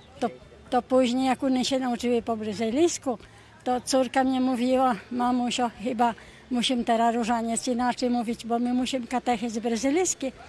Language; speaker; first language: Polish; early bilingual, heritage; Polish